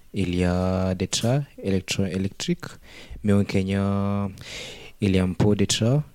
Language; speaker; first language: French; non-native, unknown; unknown